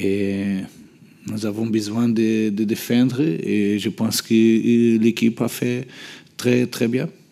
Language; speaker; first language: French; non-native, learner; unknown